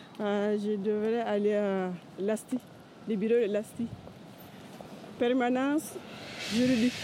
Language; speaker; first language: French; non-native, learner; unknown